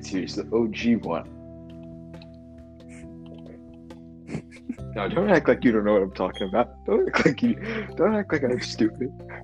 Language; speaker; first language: English; non-native, local second language; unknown